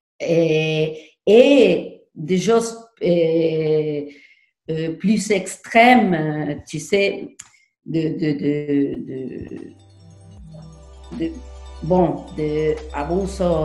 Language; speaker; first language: French; non-native, learner; Spanish